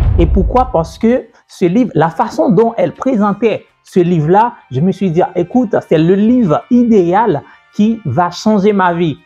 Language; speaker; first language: French; native; French